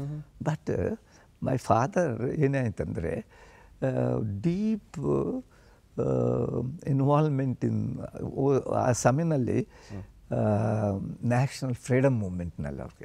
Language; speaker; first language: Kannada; non-native, fluent; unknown